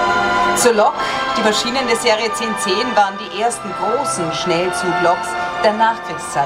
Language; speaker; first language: German; native; German